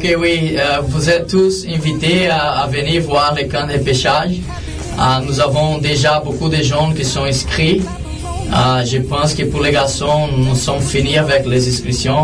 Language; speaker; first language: French; non-native, learner; Portuguese